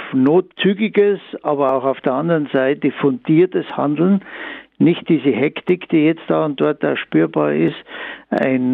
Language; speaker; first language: German; native; German